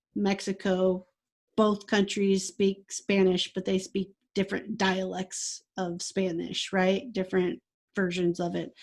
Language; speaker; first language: English; native; English